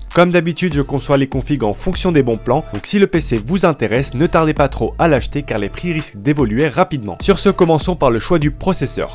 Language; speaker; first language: French; native; French